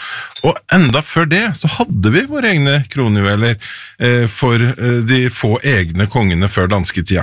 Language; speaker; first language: Norwegian; native; Norwegian